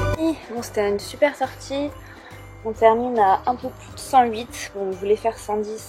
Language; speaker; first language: French; native; French